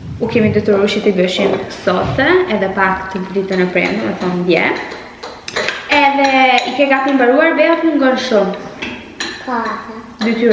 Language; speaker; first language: Albanian; early bilingual, heritage; Albanian